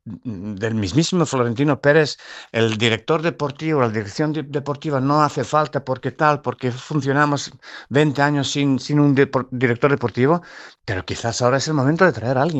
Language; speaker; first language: Spanish; non-native, fluent; Serbian